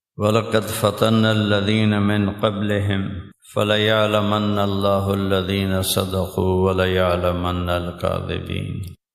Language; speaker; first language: Urdu; non-native, local second language; Punjabi